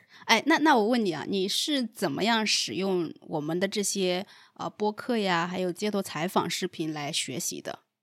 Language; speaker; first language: Chinese; native; Chinese